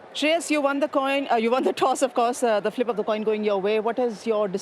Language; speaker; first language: English; non-native, local second language; Hindi